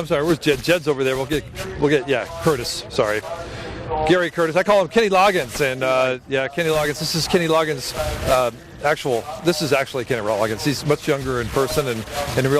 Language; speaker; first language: English; native; English